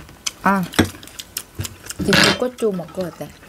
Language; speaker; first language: Korean; non-native, learner; Vietnamese